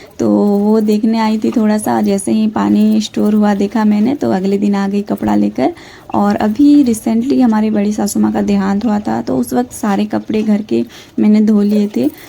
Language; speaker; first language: Hindi; non-native, local second language; Odia